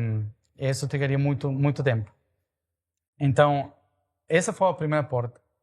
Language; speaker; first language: Portuguese; non-native, fluent; Spanish